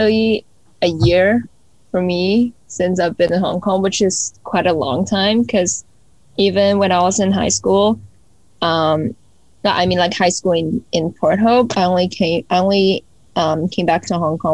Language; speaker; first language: English; non-native, local second language; Cantonese